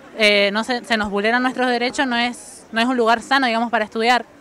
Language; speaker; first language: Spanish; native; Spanish